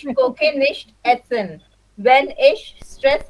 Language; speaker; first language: German; non-native, learner; Hindi